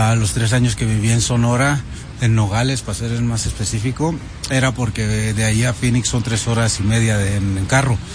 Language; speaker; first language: Spanish; early bilingual, heritage; Spanish